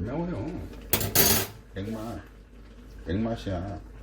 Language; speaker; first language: Korean; native; Korean